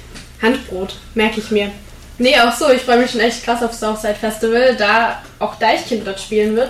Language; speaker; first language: German; native; German